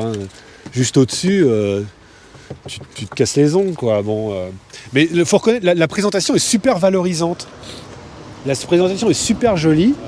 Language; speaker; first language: French; native; French